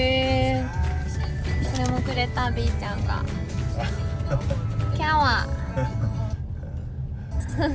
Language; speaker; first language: Japanese; native; Japanese